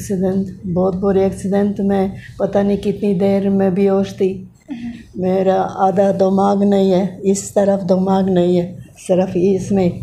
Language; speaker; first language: Hindi; non-native, learner; Bosnian